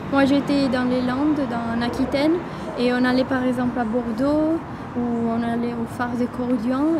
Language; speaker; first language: French; non-native, fluent; Italian